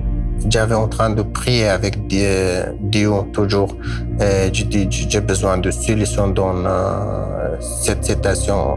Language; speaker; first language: French; non-native, learner; Kurdish